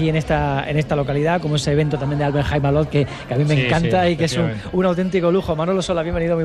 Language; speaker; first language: Spanish; native; Spanish